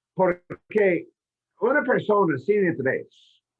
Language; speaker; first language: Spanish; non-native, fluent; English